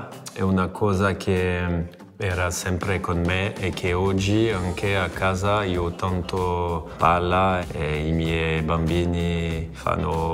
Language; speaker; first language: Italian; non-native, fluent; French